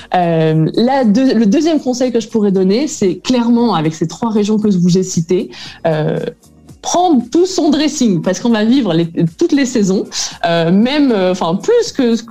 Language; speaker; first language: French; native; French